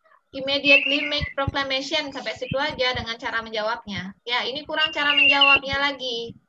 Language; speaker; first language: Indonesian; non-native, local second language; Balinese